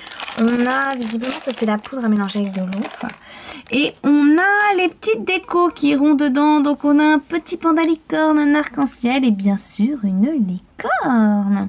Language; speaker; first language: French; native; French